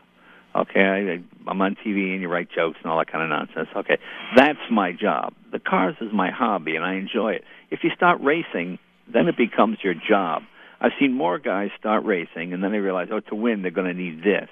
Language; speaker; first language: English; native; English